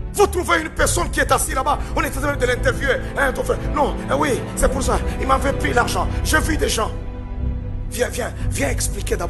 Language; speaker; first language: French; non-native, local second language; Haitian Creole